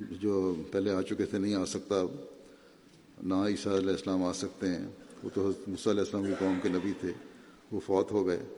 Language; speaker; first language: Urdu; native; Urdu